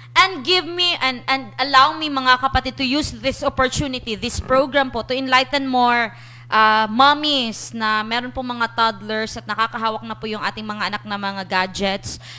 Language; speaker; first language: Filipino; non-native, local second language; Cebuano